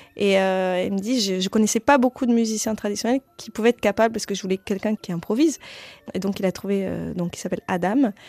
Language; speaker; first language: French; native; French